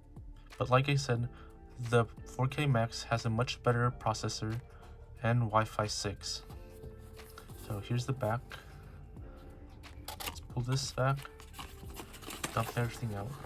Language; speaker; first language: English; native; English